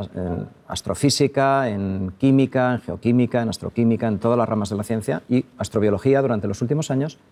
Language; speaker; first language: Spanish; native; Spanish